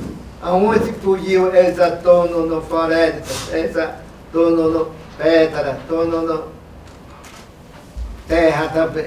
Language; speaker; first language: Portuguese; non-native, local second language; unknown